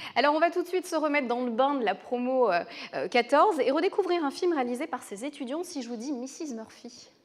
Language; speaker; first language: French; native; French